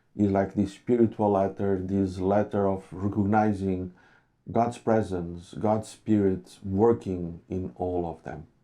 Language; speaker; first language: English; non-native, fluent; Portuguese